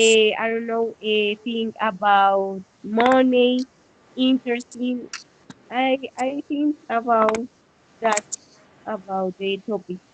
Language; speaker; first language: English; non-native, learner; Spanish